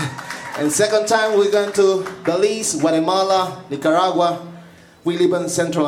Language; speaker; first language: English; non-native, learner; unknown